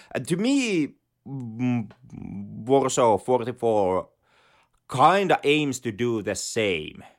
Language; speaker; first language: English; non-native, fluent; Finnish